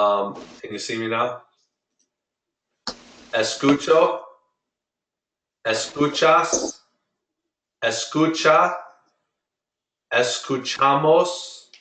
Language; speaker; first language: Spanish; non-native, fluent; English